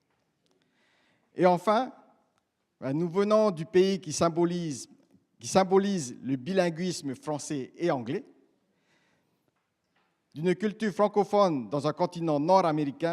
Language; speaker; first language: French; native; French